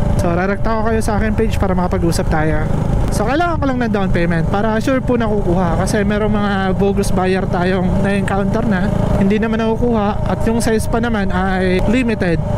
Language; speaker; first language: Filipino; non-native, local second language; Bikol